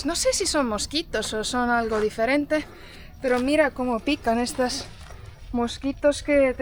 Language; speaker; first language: Spanish; non-native, fluent; Portuguese